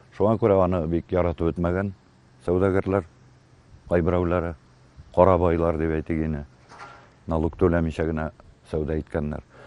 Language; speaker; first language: Tatar; native; Tatar